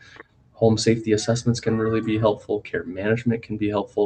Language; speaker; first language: English; native; English